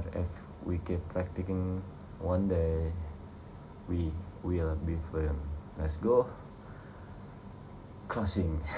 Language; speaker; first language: English; non-native, learner; Indonesian